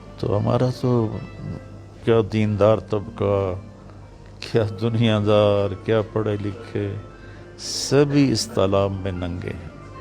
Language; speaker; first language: Urdu; non-native, local second language; Punjabi